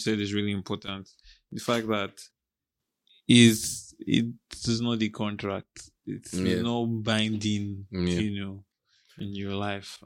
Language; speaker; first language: English; non-native, local second language; Igbo